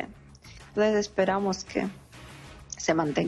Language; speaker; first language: Spanish; non-native, fluent; Ukrainian